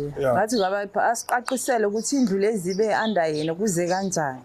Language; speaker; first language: Zulu; native; Zulu